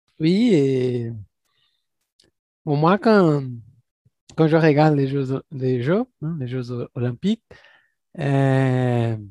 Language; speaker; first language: French; non-native, fluent; Portuguese